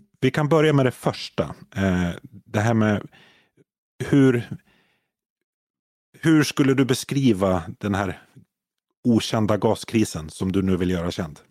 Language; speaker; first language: Swedish; native; Swedish